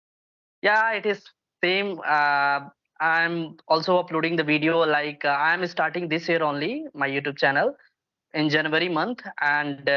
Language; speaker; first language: English; non-native, local second language; Hindi